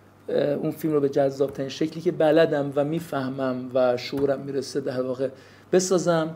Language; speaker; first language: Persian; native; Persian